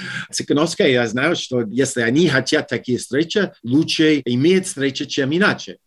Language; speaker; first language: Russian; non-native, learner; English